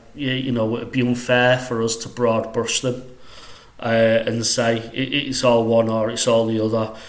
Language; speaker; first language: English; native; English